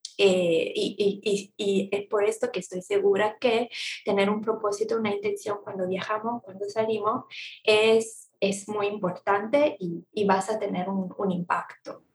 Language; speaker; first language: Spanish; non-native, fluent; Italian